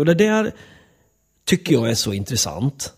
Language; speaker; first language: Swedish; native; Swedish